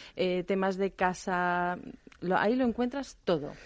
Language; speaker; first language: Spanish; non-native, fluent; German